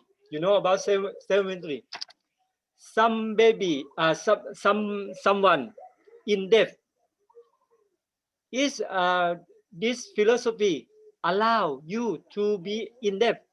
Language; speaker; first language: English; non-native, learner; Thai